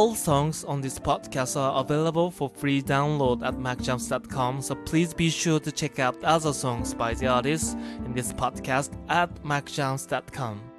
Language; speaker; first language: English; non-native, fluent; Japanese